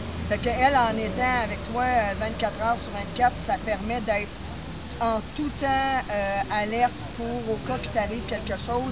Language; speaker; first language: French; native; French